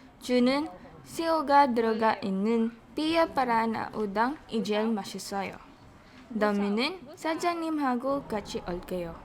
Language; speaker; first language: Korean; non-native, learner; Filipino